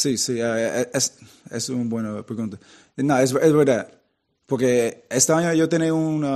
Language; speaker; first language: Spanish; non-native, learner; English